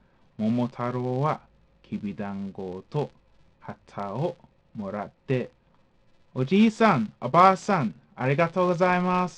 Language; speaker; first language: Japanese; non-native, fluent; English